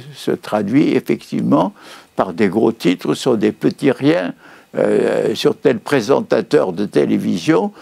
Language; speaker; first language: French; native; French